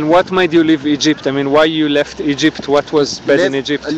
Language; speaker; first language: English; non-native, fluent; Hebrew